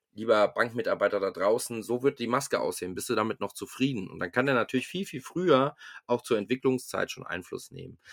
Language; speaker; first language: German; native; German